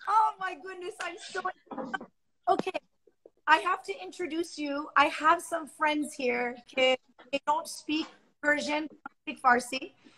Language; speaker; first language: English; early bilingual, other home language; Persian